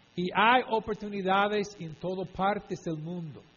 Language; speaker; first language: Spanish; non-native, fluent; English